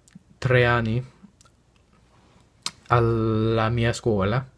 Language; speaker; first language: Italian; non-native, learner; English